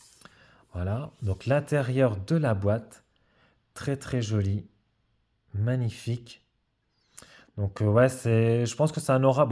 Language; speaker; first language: French; native; French